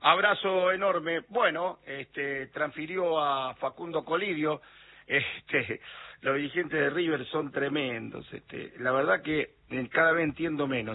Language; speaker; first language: Spanish; native; Spanish